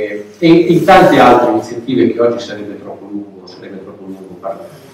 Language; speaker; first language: Italian; native; Italian